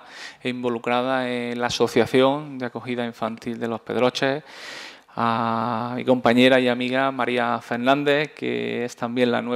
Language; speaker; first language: Spanish; native; Spanish